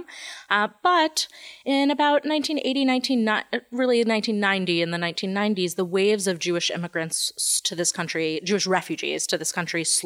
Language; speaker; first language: English; native; English